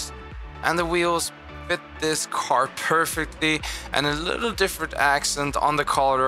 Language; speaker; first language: English; non-native, fluent; Swedish